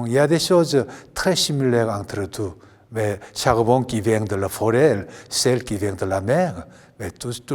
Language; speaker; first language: French; non-native, learner; Korean